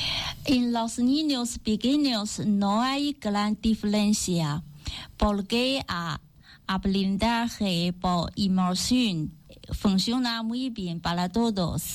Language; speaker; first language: Spanish; non-native, learner; Chinese